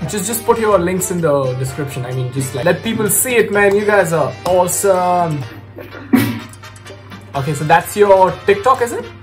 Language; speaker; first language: English; non-native, local second language; Marathi